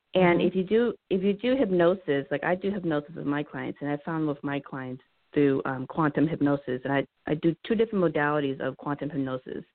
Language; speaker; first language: English; early bilingual, heritage; Lao